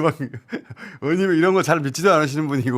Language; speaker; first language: Korean; native; Korean